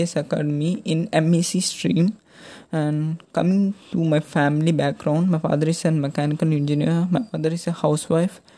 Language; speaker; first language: English; non-native, local second language; Telugu